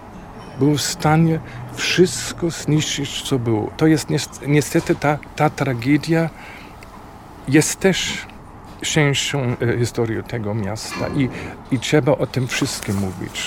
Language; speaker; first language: Polish; non-native, fluent; German